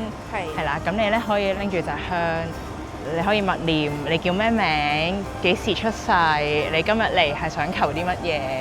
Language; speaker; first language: Cantonese; native; Cantonese